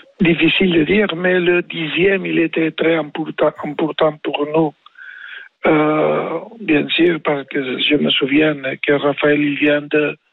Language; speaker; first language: French; non-native, learner; Spanish